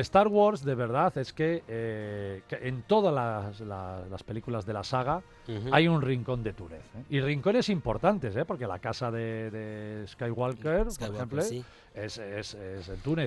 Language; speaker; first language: Spanish; native; Spanish